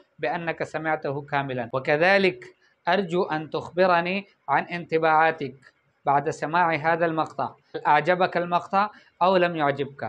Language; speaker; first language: Arabic; non-native, fluent; Urdu